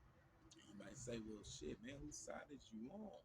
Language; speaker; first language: English; native; English